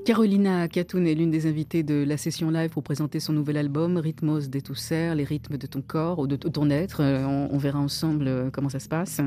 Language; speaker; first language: French; native; French